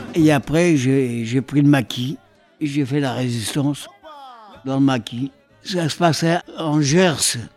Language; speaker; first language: French; early bilingual, other home language; Polish